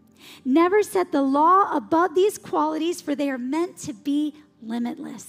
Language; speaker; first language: English; native; English